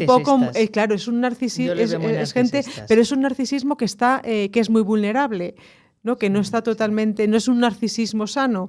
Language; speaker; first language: Spanish; native; Spanish